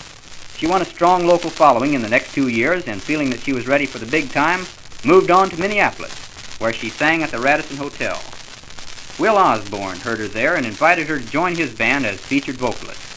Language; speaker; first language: English; native; English